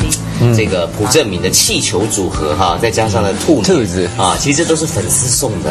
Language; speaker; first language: Chinese; native; Chinese